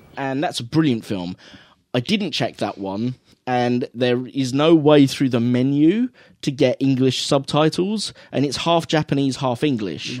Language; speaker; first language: English; native; English